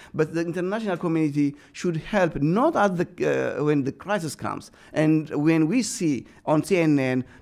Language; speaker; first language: English; non-native, fluent; Amharic